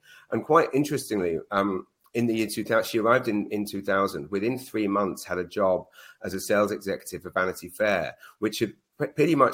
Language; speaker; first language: English; native; English